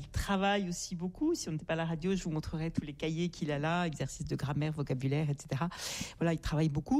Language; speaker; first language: French; native; French